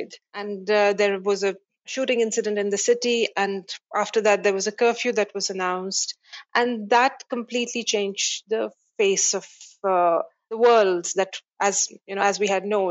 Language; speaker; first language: English; non-native, local second language; Kashmiri